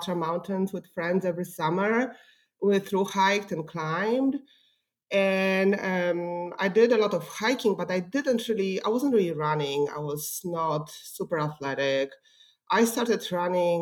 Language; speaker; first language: English; non-native, fluent; Polish